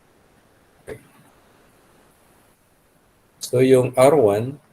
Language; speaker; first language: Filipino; native; Filipino